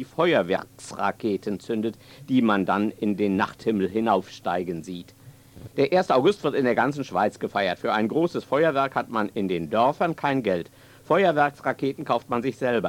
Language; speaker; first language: German; native; German